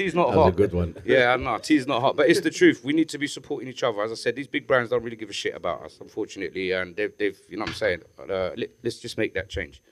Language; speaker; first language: English; native; English